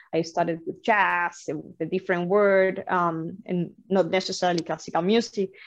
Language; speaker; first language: English; non-native, fluent; Spanish